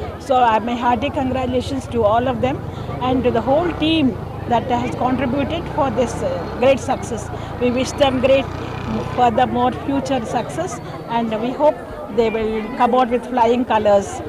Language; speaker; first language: English; non-native, local second language; Telugu